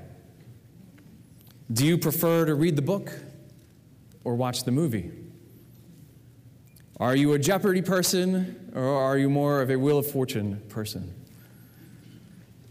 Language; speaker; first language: English; native; English